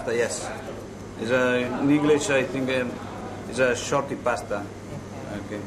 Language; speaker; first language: English; non-native, learner; Italian